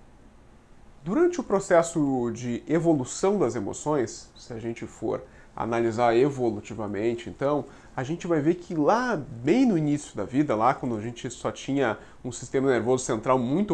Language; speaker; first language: Portuguese; native; Portuguese